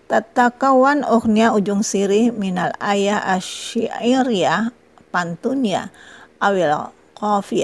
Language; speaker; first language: Arabic; non-native, fluent; Indonesian